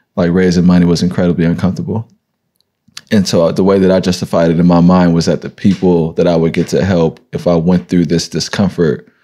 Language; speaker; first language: English; native; English